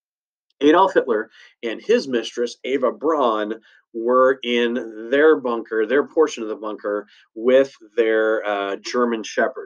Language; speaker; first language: English; native; English